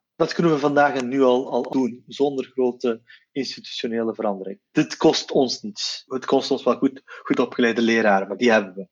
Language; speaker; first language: Dutch; non-native, local second language; Turkish